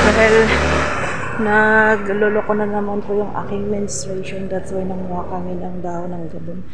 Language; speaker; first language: Filipino; non-native, local second language; Hiligaynon